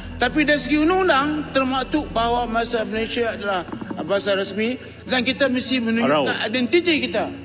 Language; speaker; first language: Malay; native; Malay